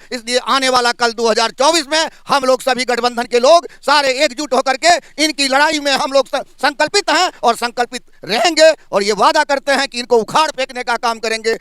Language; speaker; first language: Hindi; native; Hindi